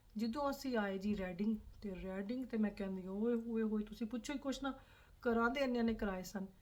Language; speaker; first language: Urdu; non-native, local second language; Punjabi